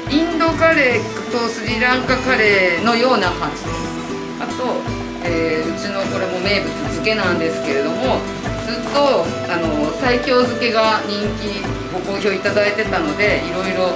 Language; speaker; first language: Japanese; native; Japanese